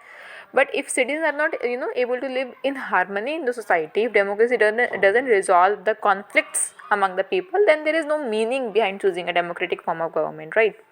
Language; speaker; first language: English; non-native, local second language; Hindi